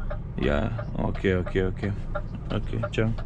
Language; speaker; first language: German; non-native, learner; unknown